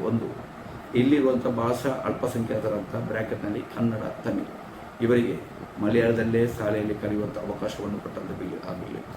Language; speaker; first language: Kannada; non-native, local second language; Tulu